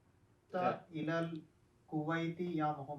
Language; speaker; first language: Arabic; non-native, learner; English